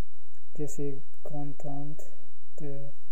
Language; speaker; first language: French; non-native, learner; Japanese